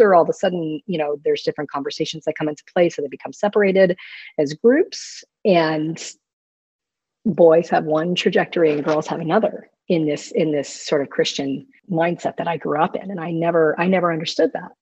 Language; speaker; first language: English; native; English